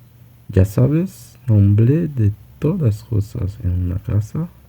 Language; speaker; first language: Spanish; non-native, fluent; Haitian Creole